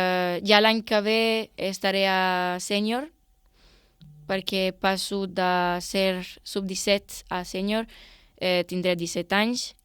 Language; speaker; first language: Catalan; non-native, local second language; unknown